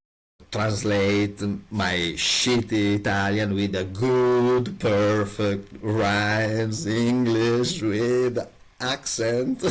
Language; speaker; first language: English; non-native, learner; Italian